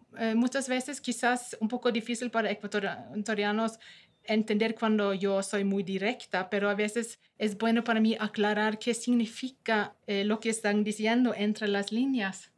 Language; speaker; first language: Spanish; non-native, fluent; Norwegian